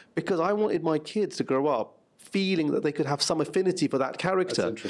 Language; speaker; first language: English; native; English